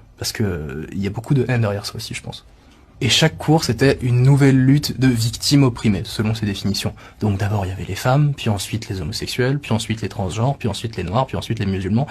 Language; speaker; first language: French; native; French